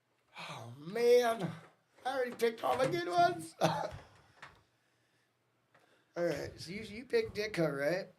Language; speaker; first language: English; native; English